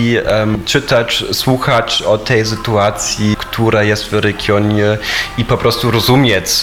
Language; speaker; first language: Polish; non-native, fluent; German